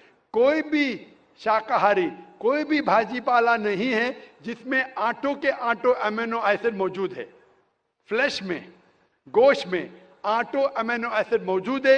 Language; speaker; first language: Hindi; native; Hindi